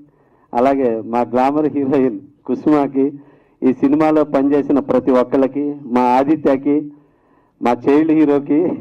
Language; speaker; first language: Telugu; native; Telugu